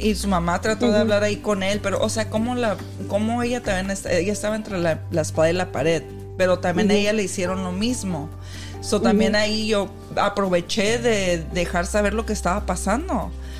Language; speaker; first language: Spanish; early bilingual, heritage; Spanish